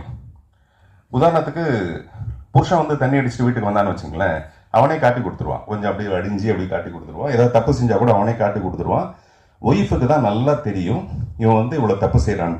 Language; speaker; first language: Tamil; native; Tamil